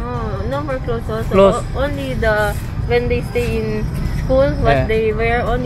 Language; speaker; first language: English; non-native, learner; Cebuano